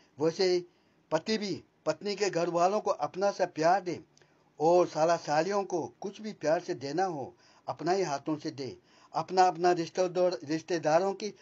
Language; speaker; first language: Hindi; non-native, local second language; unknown